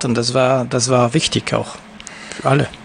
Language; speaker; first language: German; non-native, local second language; French